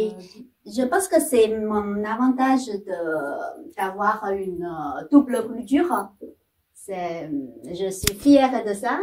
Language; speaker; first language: French; non-native, fluent; Chinese